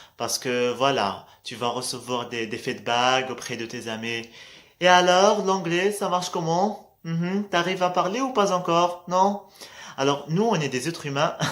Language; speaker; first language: French; non-native, local second language; Arabic